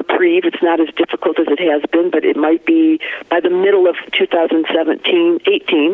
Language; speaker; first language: English; native; English